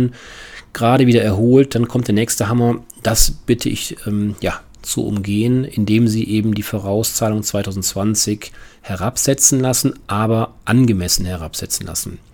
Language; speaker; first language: German; native; German